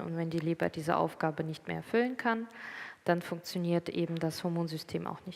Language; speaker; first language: German; native; German